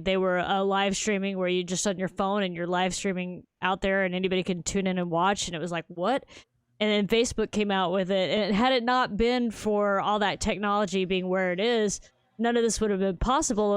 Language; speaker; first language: English; native; English